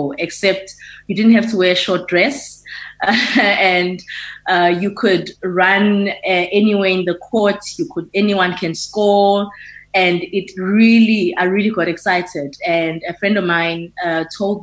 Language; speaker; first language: English; non-native, local second language; Xhosa